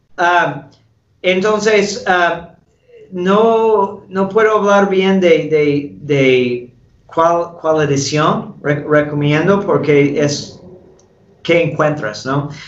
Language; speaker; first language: Spanish; non-native, fluent; English